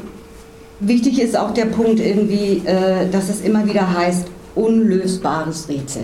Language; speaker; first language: German; native; German